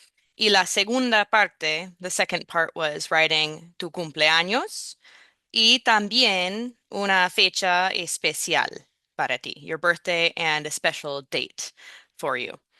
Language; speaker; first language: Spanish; non-native, fluent; English